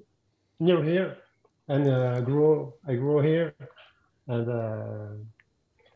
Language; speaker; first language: English; non-native, fluent; French